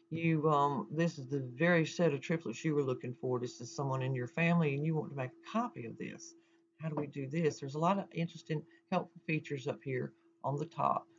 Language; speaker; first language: English; native; English